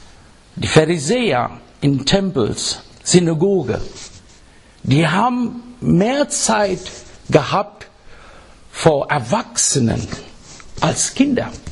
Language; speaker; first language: German; non-native, learner; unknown